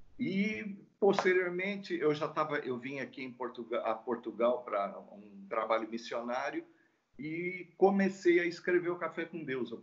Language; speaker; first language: Portuguese; native; Portuguese